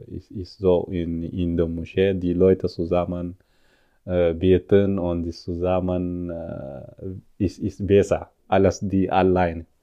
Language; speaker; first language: German; non-native, learner; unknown